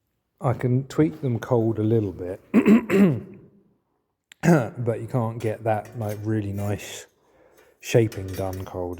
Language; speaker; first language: English; native; English